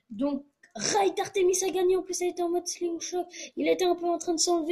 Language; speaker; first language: French; native; French